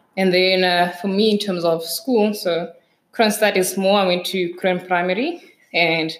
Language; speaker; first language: English; non-native, local second language; Southern Sotho